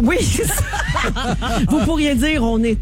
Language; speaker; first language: French; native; French